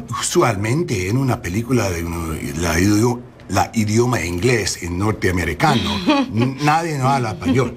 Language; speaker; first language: Spanish; non-native, learner; English